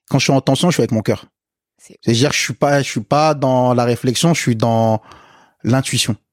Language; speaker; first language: French; early bilingual, other home language; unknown